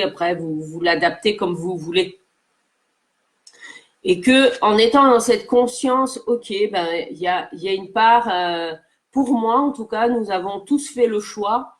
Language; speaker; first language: French; native; French